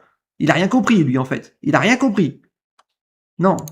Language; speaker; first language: French; native; French